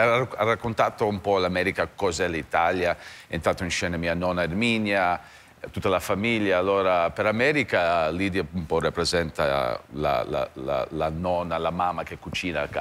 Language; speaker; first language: Italian; early bilingual, heritage; English